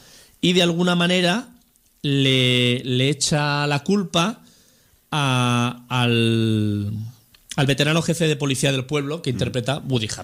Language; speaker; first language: Spanish; native; Spanish